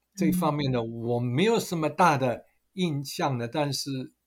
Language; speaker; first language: Chinese; non-native, fluent; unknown